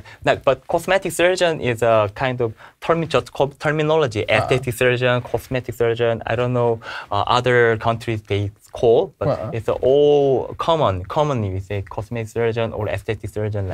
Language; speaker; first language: English; non-native, learner; Korean